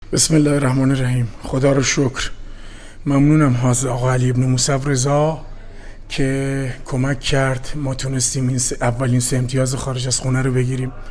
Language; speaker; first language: Persian; native; Persian